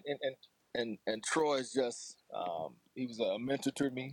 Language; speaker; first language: English; native; English